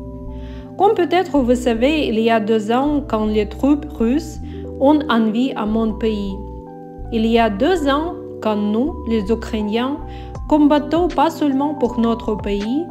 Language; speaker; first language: French; non-native, learner; Ukrainian